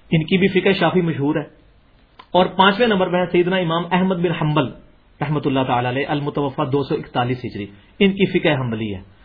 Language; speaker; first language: Urdu; non-native, local second language; Punjabi